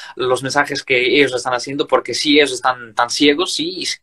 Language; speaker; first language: Spanish; non-native, fluent; Russian